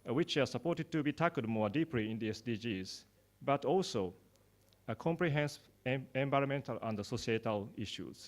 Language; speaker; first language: English; non-native, fluent; Japanese